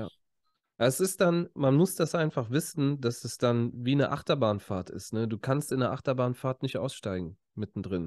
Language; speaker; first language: German; native; German